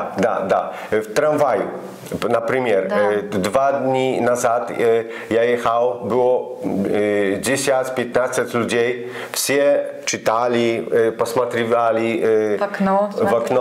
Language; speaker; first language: Russian; non-native, learner; Polish